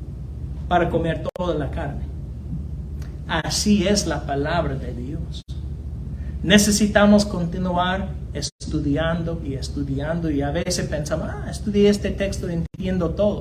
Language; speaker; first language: Spanish; non-native, fluent; English